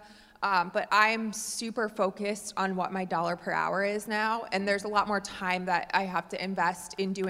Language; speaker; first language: English; native; English